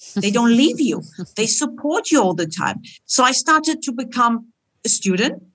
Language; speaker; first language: English; non-native, fluent; Turkish